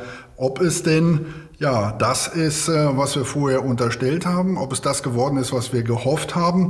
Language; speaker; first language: German; native; German